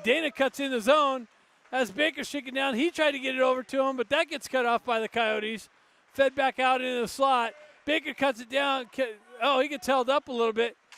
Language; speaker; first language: English; native; English